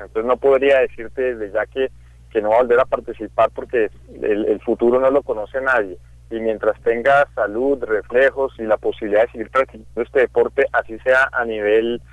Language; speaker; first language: Spanish; native; Spanish